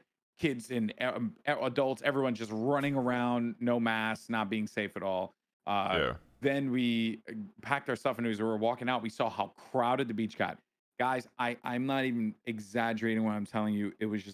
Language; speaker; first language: English; native; English